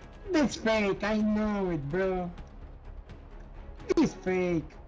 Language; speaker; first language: English; non-native, learner; Russian